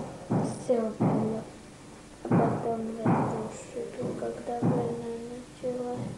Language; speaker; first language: Russian; non-native, local second language; Chechen